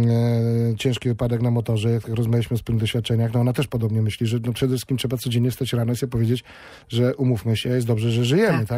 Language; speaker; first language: Polish; native; Polish